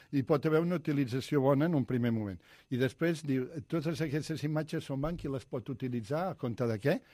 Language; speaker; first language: Catalan; native; Catalan